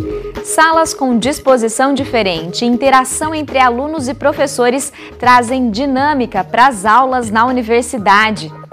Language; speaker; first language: Portuguese; native; Portuguese